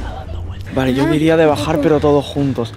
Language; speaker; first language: Spanish; native; Spanish